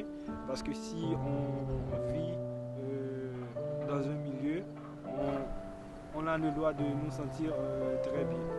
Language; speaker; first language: French; non-native, local second language; Haitian Creole